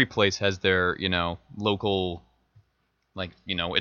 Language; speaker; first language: English; native; English